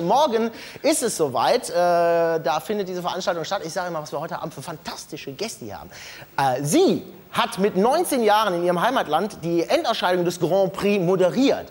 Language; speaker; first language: German; native; German